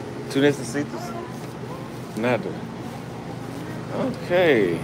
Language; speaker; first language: Spanish; non-native, learner; English